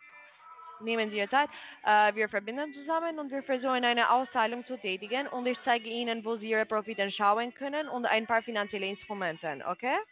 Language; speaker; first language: German; non-native, fluent; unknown